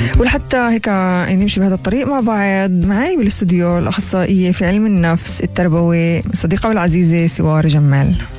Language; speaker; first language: Arabic; native; Arabic